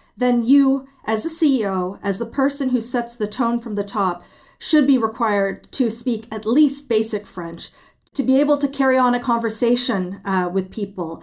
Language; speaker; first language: English; early bilingual, other home language; French